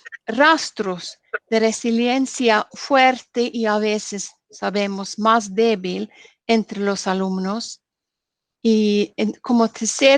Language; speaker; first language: Spanish; non-native, learner; Norwegian